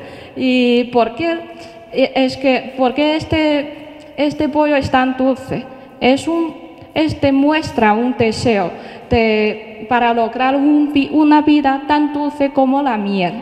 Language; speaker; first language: Spanish; non-native, fluent; Chinese